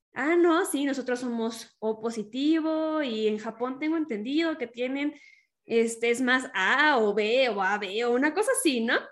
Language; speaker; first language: Spanish; native; Spanish